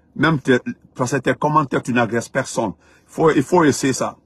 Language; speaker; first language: French; non-native, local second language; Fula